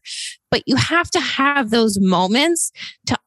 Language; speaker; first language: English; native; English